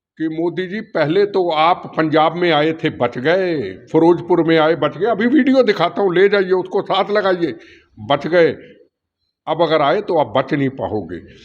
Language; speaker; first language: Hindi; non-native, local second language; Punjabi